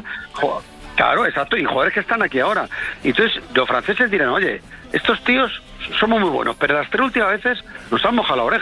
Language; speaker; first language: Spanish; native; Spanish